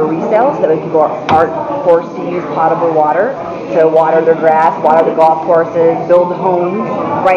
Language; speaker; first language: English; native; English